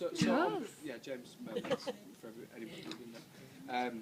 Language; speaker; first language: English; native; English